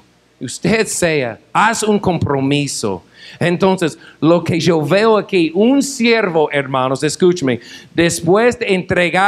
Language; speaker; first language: Spanish; non-native, fluent; English